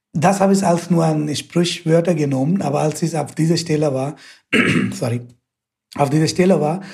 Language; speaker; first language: German; non-native, fluent; Hindi